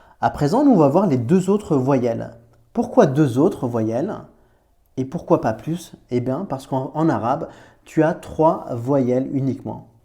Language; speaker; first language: French; native; French